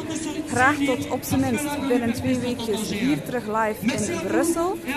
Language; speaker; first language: Dutch; native; Dutch